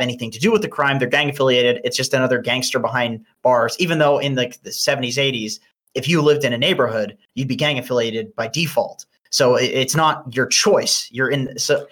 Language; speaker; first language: English; native; English